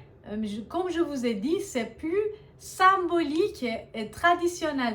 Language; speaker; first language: French; non-native, fluent; Persian